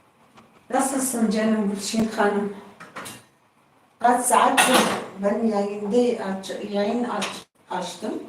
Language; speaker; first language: Turkish; non-native, local second language; Kurdish